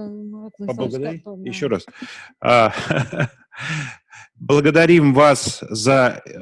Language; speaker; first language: Russian; native; Russian